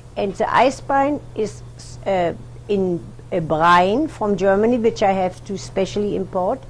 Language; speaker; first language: English; non-native, fluent; German